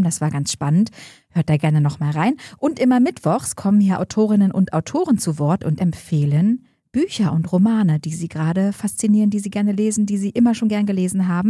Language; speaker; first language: German; native; German